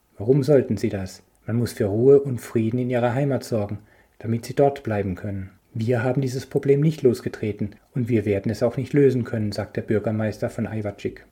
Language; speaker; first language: German; native; German